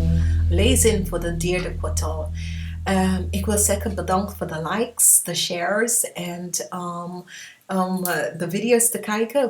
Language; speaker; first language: Dutch; non-native, fluent; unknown